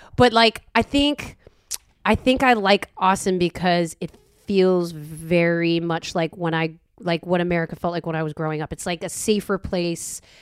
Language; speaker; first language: English; native; English